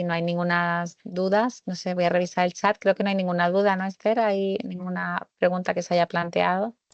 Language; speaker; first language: Spanish; native; Spanish